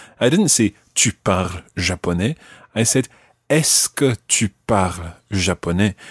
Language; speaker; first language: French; non-native, fluent; English